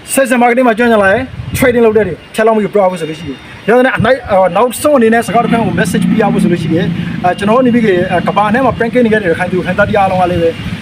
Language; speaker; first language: Burmese; native; Burmese